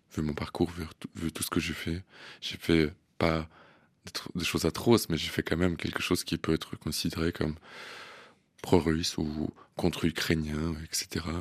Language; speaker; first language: French; non-native, fluent; Russian